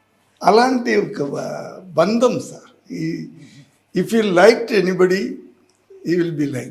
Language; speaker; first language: Telugu; non-native, learner; Tamil